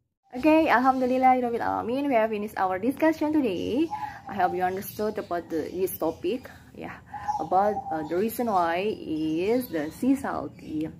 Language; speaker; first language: English; non-native, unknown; Indonesian